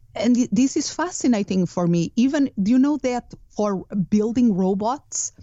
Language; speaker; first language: English; non-native, fluent; Portuguese